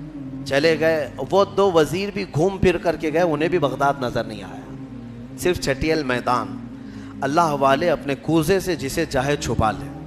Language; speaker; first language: Urdu; native; Urdu